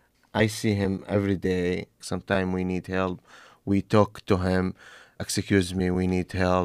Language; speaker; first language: English; non-native, learner; Arabic